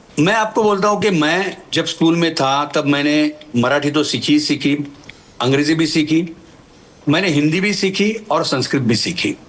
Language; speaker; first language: Hindi; non-native, local second language; Marathi